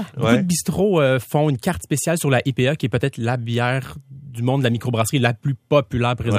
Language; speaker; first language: French; native; French